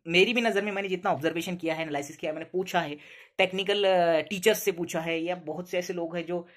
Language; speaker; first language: Hindi; non-native, local second language; Urdu